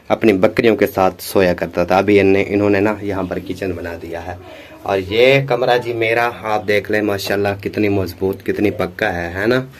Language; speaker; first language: Urdu; non-native, local second language; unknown